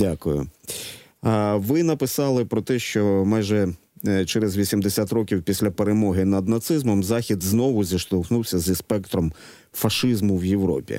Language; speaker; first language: Ukrainian; native; Ukrainian